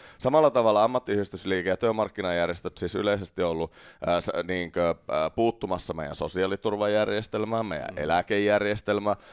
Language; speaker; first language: Finnish; native; Finnish